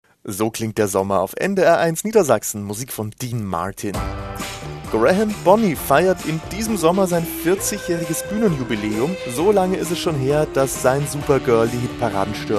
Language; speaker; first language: German; native; German